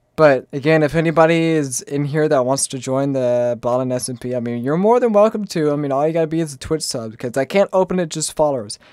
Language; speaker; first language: English; native; English